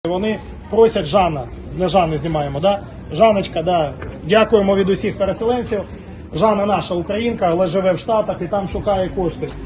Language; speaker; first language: Ukrainian; non-native, local second language; Russian